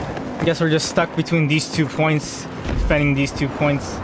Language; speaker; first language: English; native; English